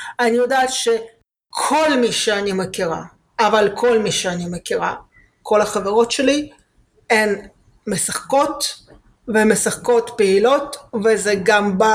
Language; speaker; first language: Hebrew; early bilingual, other home language; Russian